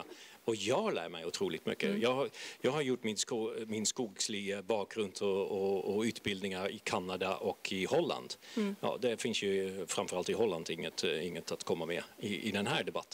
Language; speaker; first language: Swedish; non-native, fluent; Dutch